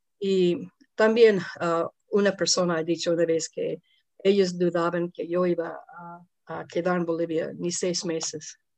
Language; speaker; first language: Spanish; non-native, fluent; English